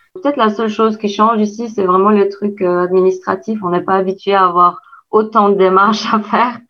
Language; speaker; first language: French; non-native, fluent; Albanian